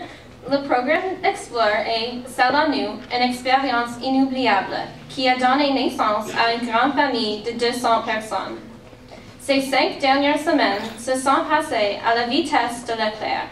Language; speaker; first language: French; non-native, local second language; English